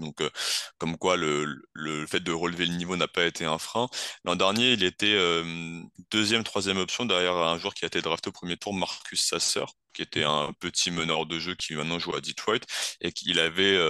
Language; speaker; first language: French; native; French